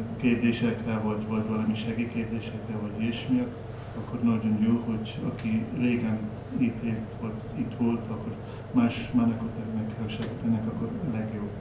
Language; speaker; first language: Hungarian; non-native, learner; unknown